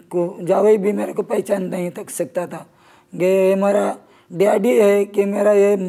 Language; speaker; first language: Hindi; non-native, local second language; Marathi